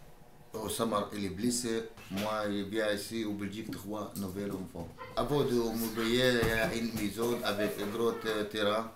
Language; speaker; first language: French; non-native, learner; Arabic